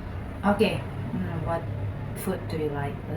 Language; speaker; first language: English; non-native, learner; Indonesian